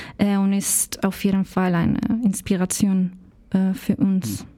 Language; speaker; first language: German; non-native, fluent; Spanish